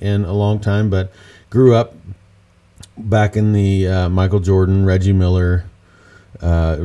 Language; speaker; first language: English; native; English